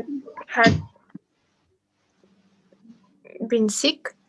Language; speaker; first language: English; non-native, learner; Russian